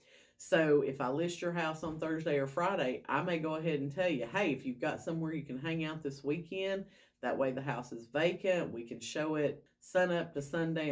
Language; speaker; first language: English; native; English